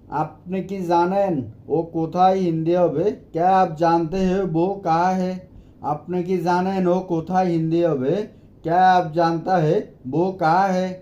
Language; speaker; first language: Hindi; non-native, learner; Bangla